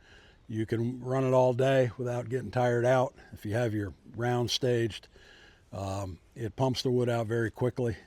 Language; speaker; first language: English; native; English